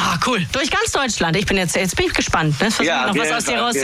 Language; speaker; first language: German; native; German